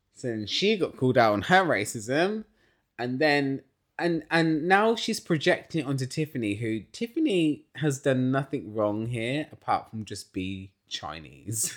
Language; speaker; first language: English; native; English